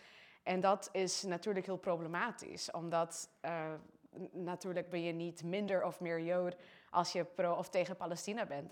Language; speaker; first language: Dutch; non-native, fluent; Portuguese